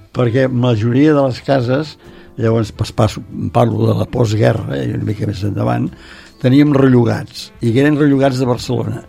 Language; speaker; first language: Catalan; native; Catalan